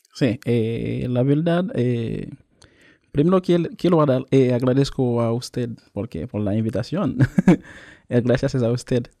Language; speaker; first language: Spanish; non-native, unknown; Haitian Creole